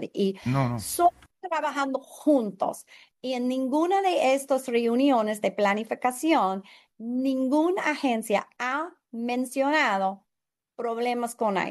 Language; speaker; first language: Spanish; non-native, learner; English